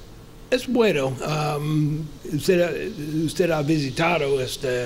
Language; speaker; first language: Spanish; non-native, fluent; English